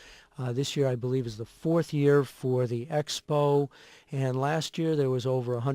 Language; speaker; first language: English; native; English